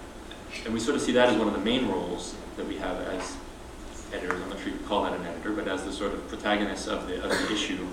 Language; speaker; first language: English; native; English